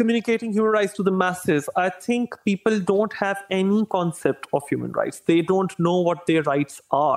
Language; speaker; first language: English; non-native, local second language; Urdu